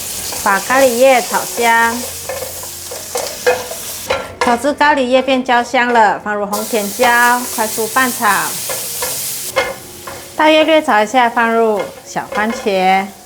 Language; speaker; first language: Chinese; native; Chinese